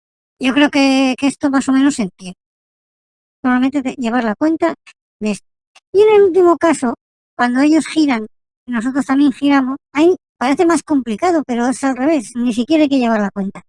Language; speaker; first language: Spanish; native; Spanish